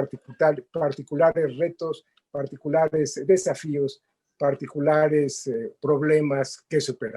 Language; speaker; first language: Spanish; native; Spanish